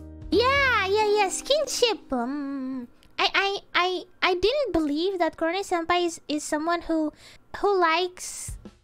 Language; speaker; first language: English; non-native, fluent; Indonesian